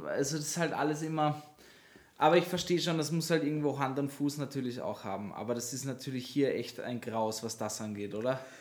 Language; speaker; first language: German; native; German